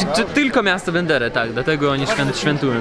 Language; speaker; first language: Polish; non-native, learner; Russian